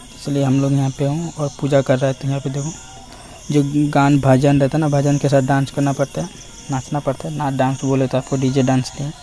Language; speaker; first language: Hindi; non-native, local second language; Bangla